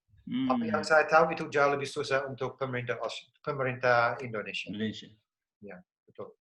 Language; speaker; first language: Indonesian; non-native, fluent; English